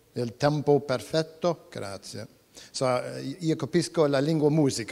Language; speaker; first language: Italian; non-native, learner; English